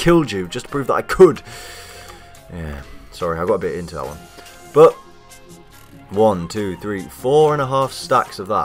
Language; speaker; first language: English; native; English